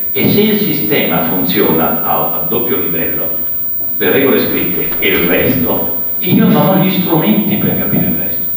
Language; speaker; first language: Italian; native; Italian